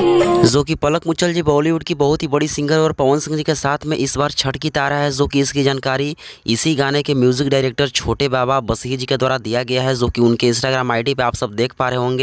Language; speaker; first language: Hindi; non-native, local second language; Bhojpuri